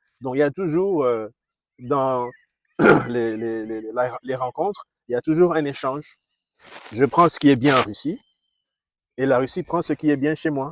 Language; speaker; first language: French; non-native, local second language; Kongo